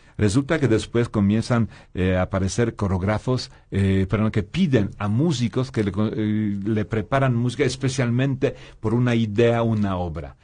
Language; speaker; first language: Spanish; non-native, fluent; Polish